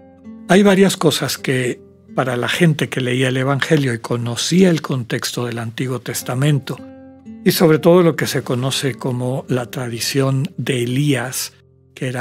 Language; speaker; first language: Spanish; native; Spanish